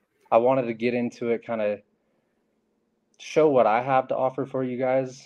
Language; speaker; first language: English; native; English